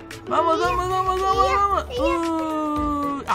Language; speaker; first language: Spanish; native; Spanish